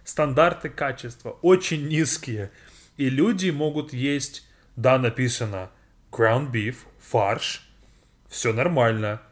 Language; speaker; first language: Russian; non-native, fluent; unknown